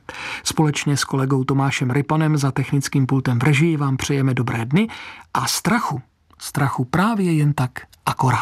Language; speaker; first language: Czech; native; Czech